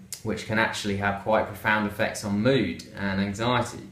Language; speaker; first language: English; native; English